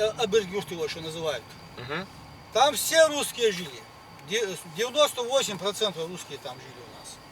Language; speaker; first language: Russian; non-native, local second language; Ingush